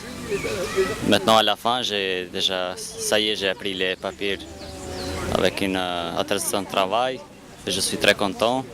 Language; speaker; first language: French; non-native, learner; Albanian